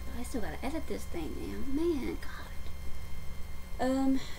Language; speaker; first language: English; native; English